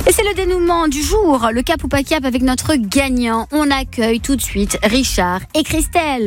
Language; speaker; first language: French; native; French